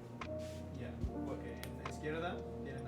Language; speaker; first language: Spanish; non-native, learner; English